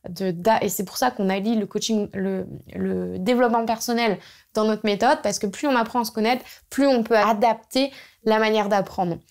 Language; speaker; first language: French; native; French